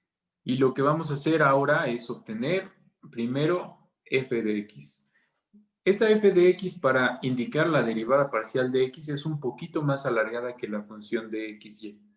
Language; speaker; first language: Spanish; native; Spanish